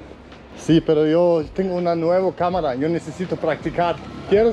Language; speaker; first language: Spanish; non-native, learner; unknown